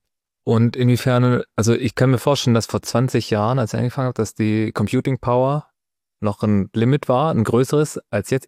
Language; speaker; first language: German; native; German